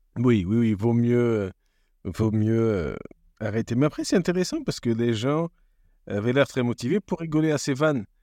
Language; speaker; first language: French; non-native, fluent; Portuguese